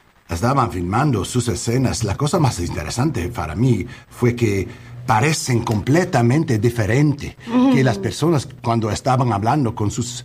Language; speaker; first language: Spanish; non-native, learner; English